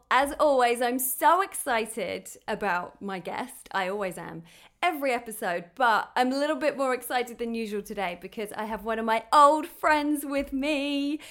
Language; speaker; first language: English; native; English